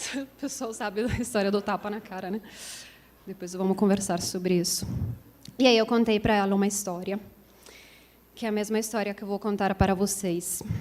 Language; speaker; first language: Portuguese; non-native, fluent; Italian